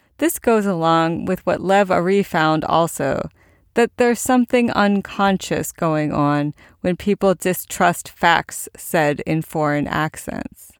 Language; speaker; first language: English; native; English